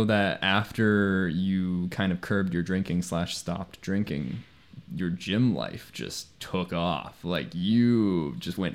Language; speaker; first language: English; non-native, local second language; Spanish